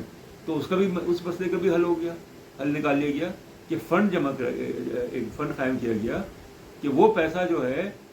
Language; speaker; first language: Urdu; native; Urdu